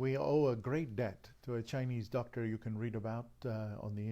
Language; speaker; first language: English; native; English